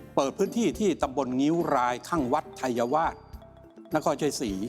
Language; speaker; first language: Thai; native; Thai